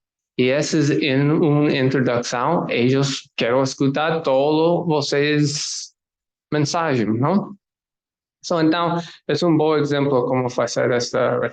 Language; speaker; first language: Portuguese; non-native, learner; English